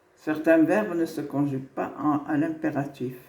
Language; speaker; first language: French; non-native, local second language; Arabic